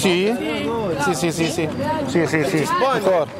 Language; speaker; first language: Spanish; non-native, learner; Arabic